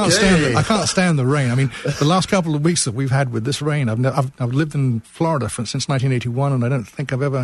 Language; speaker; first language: English; native; English